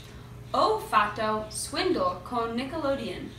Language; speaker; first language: Italian; non-native, learner; English